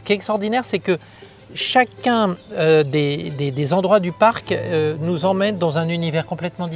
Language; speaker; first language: French; native; French